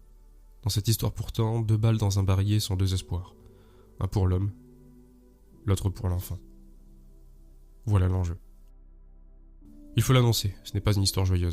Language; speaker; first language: French; native; French